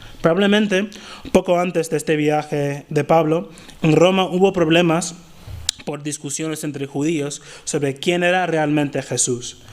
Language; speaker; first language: Spanish; non-native, fluent; English